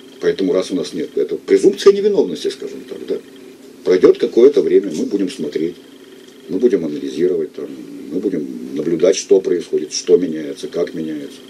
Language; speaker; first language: Russian; native; Russian